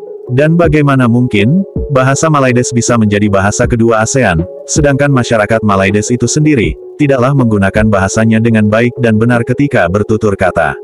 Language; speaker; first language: Indonesian; native; Indonesian